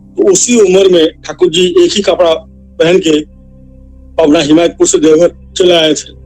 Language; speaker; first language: Hindi; non-native, local second language; Assamese